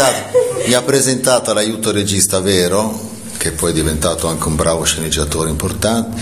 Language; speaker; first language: Italian; native; Italian